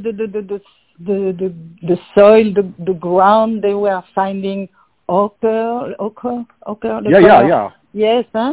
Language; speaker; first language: English; non-native, fluent; French